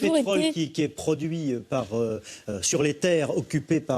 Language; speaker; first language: French; native; French